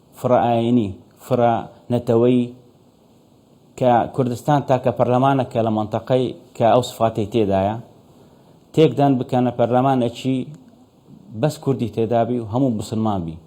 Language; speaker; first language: Central Kurdish; non-native, local second language; Syriac